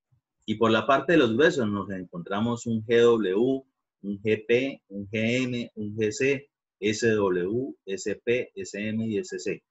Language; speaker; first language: Spanish; native; Spanish